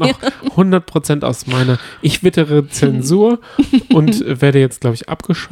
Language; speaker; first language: German; native; German